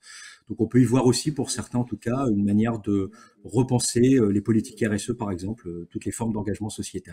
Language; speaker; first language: French; native; French